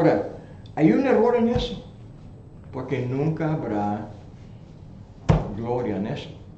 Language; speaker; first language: Spanish; non-native, fluent; English